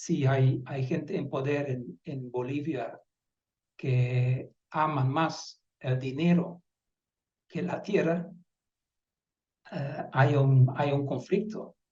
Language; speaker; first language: Spanish; non-native, fluent; Dutch